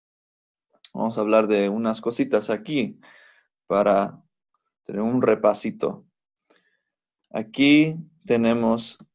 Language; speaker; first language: Spanish; non-native, fluent; English